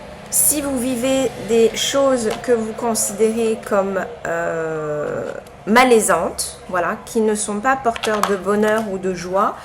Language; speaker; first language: French; native; French